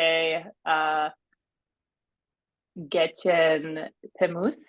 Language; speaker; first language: Turkish; non-native, learner; English